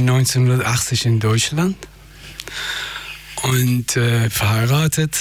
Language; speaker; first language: German; non-native, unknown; Persian